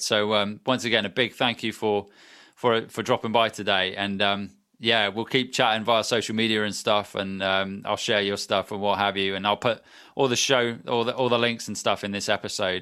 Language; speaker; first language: English; native; English